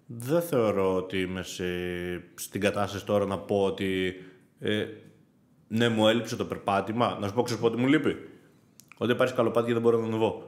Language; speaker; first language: Greek; native; Greek